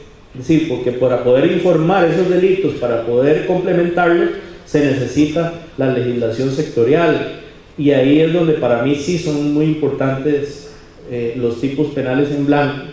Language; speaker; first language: Spanish; native; Spanish